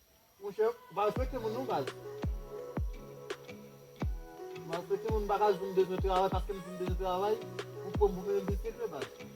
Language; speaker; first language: Portuguese; non-native, learner; Haitian Creole